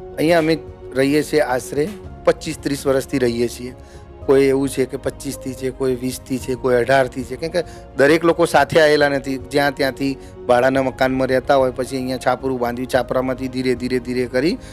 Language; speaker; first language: Gujarati; native; Gujarati